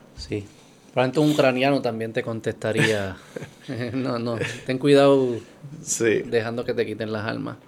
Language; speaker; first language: Spanish; native; Spanish